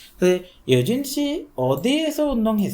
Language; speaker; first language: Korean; non-native, local second language; Sinhala